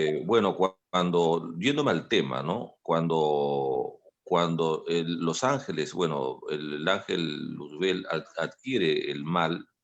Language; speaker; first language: Spanish; native; Spanish